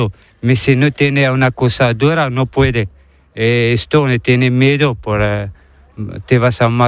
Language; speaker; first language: Spanish; non-native, learner; Arabic